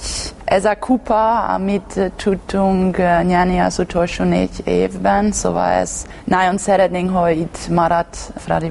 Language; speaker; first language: Hungarian; non-native, learner; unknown